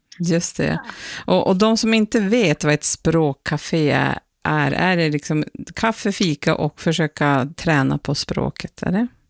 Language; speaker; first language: Swedish; native; Swedish